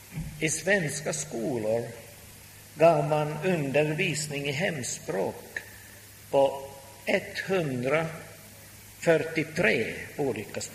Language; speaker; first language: Swedish; non-native, local second language; Finnish